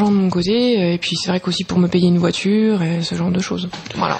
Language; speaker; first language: French; native; French